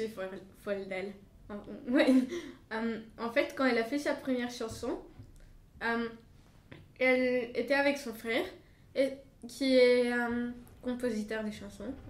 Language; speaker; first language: French; non-native, fluent; Bulgarian